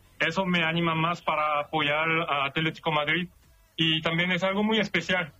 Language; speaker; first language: Spanish; non-native, learner; Korean